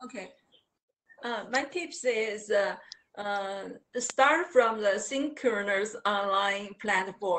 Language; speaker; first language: English; non-native, learner; Chinese